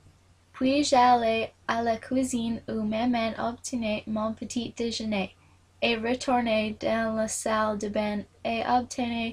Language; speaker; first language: French; non-native, learner; English